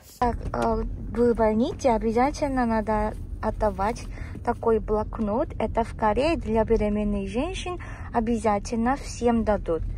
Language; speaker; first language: Russian; non-native, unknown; Korean